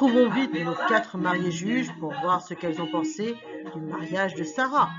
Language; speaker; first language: French; native; French